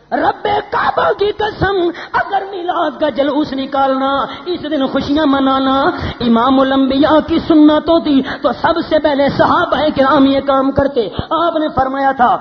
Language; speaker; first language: Urdu; native; Urdu